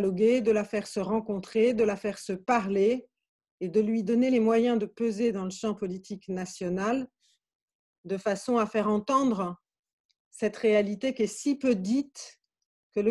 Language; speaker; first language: French; native; French